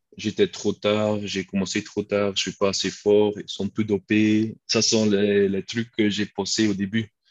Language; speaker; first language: French; non-native, local second language; Dutch